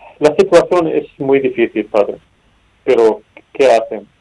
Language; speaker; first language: Spanish; non-native, learner; Arabic